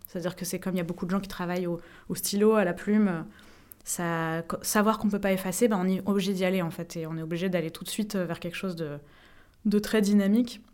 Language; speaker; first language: French; native; French